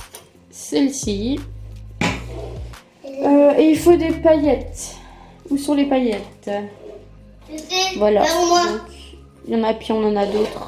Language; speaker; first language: French; native; French